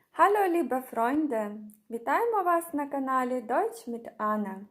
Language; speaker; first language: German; non-native, fluent; Ukrainian